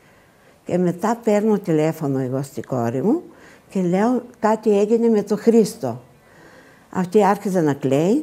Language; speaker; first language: Greek; non-native, learner; Bulgarian